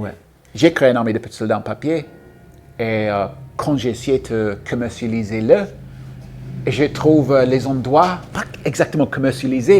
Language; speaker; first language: French; non-native, fluent; English